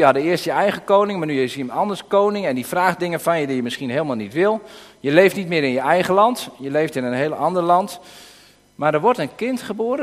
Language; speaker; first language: Dutch; native; Dutch